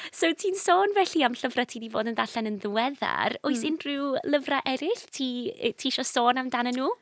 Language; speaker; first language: Welsh; native; Welsh